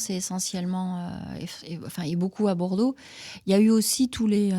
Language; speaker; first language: French; native; French